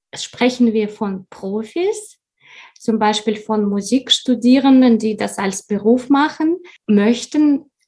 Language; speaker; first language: German; non-native, fluent; Russian